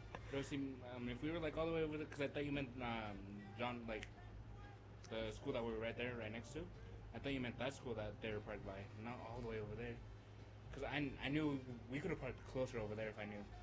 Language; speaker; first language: English; early bilingual, other home language; Spanish